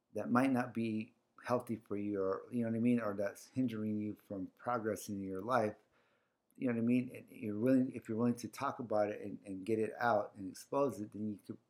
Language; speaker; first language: English; early bilingual, other home language; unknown